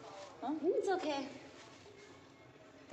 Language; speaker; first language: English; non-native, learner; Lao